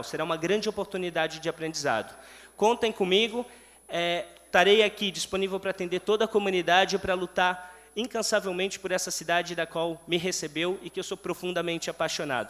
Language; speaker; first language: Portuguese; native; Portuguese